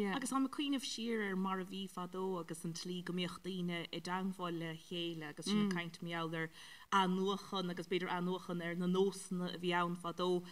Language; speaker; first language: Irish; native; Irish